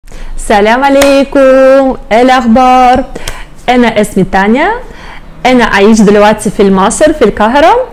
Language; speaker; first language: Arabic; non-native, learner; Russian